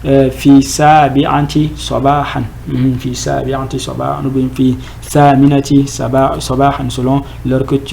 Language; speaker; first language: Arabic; non-native, fluent; French